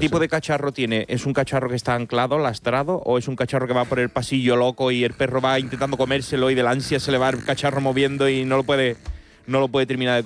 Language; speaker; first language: Spanish; native; Spanish